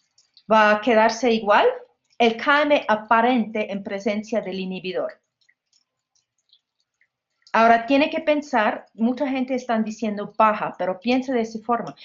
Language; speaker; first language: Spanish; non-native, fluent; English